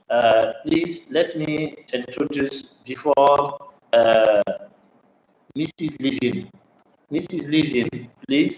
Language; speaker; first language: English; non-native, learner; French